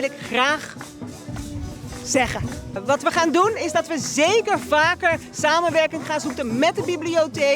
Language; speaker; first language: Dutch; non-native, local second language; Papiamento